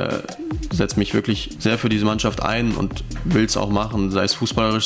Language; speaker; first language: German; native; German